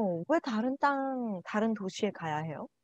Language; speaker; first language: Korean; non-native, learner; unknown